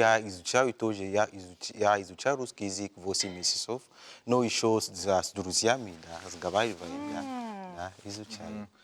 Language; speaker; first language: Russian; non-native, learner; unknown